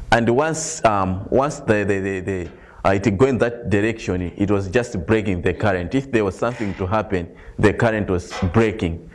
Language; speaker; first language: English; non-native, local second language; Nyanja